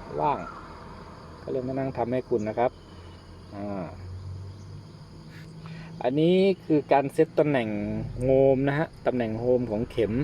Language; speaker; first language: Thai; native; Thai